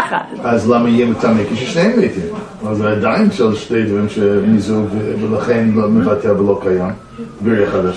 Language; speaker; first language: Hebrew; non-native, fluent; English